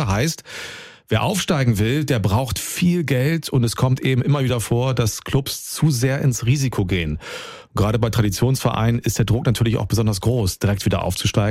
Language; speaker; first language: German; native; German